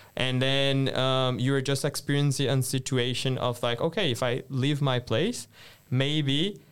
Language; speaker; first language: English; non-native, fluent; Portuguese